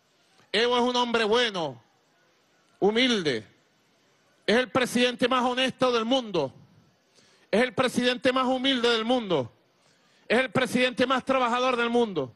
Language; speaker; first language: Spanish; native; Spanish